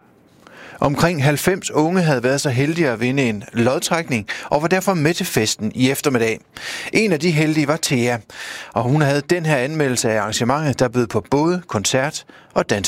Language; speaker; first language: Danish; native; Danish